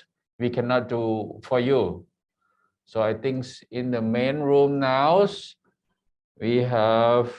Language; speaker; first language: English; non-native, learner; Thai